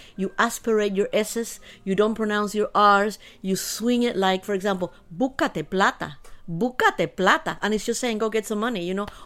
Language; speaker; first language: English; early bilingual, other home language; Spanish